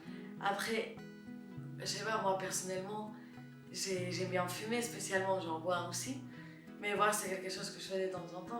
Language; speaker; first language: French; non-native, fluent; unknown